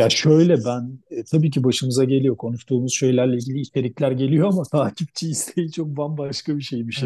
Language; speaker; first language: Turkish; native; Turkish